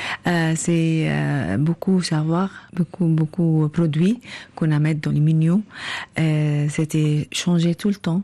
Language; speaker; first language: French; non-native, learner; Arabic